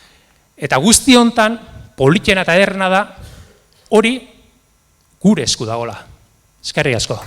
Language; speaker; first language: Basque; native; Basque